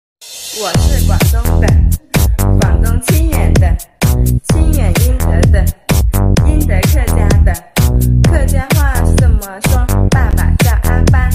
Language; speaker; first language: Chinese; non-native, local second language; Hakka Chinese